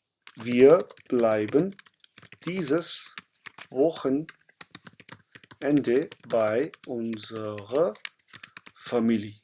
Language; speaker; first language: German; non-native, fluent; Hindi